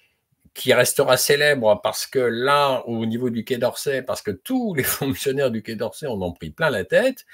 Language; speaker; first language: French; native; French